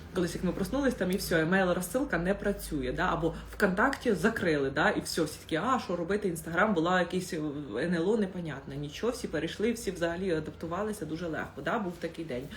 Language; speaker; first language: Ukrainian; native; Ukrainian